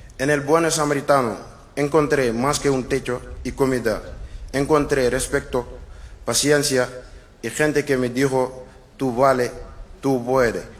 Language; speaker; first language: Spanish; non-native, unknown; Wolof